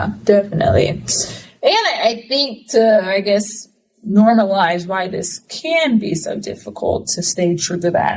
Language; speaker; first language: English; native; English